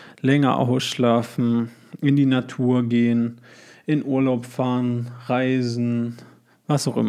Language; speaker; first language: German; native; German